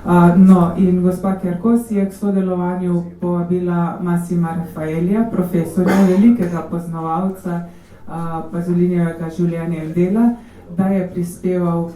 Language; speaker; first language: Slovenian; native; Slovenian